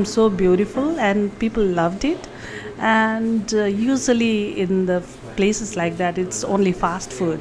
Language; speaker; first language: English; non-native, local second language; Nepali